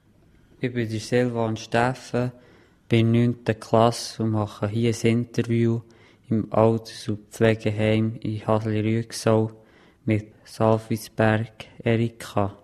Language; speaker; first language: German; native; German